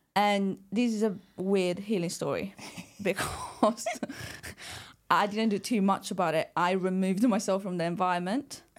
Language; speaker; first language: English; non-native, fluent; Italian